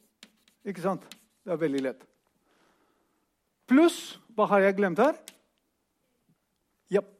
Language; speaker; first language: Norwegian; non-native, fluent; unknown